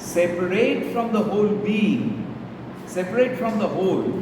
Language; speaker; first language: English; non-native, local second language; Bangla